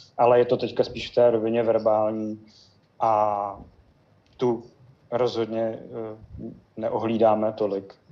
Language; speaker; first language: Czech; native; Czech